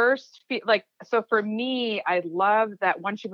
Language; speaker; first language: English; early bilingual, other home language; Urdu